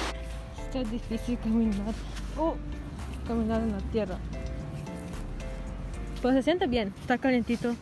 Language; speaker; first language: Spanish; early bilingual, heritage; Spanish